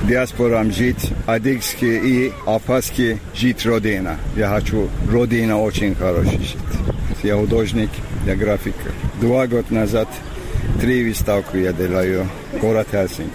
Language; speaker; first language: Russian; non-native, learner; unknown